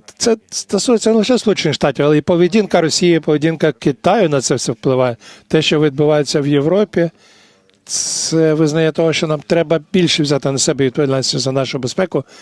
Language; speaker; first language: Ukrainian; non-native, fluent; English